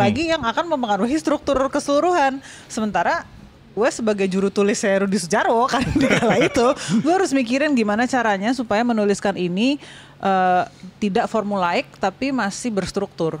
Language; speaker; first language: Indonesian; native; Indonesian